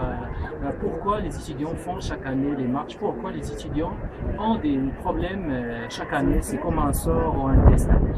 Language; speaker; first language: French; non-native, local second language; Arabic